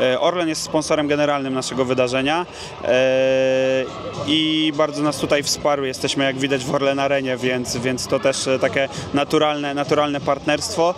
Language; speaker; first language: Polish; native; Polish